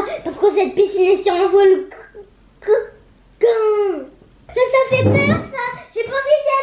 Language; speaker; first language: French; native; French